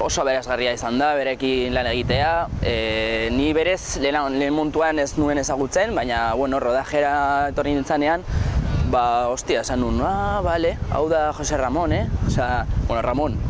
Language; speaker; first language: Basque; non-native, local second language; Spanish